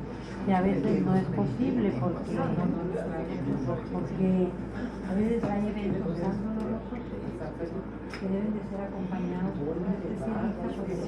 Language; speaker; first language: Spanish; native; Spanish